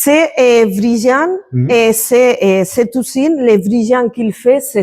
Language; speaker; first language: French; non-native, learner; Spanish